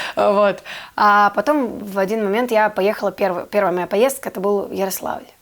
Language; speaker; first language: Russian; non-native, fluent; Serbian